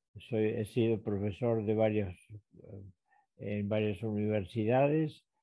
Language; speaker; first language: Spanish; native; Spanish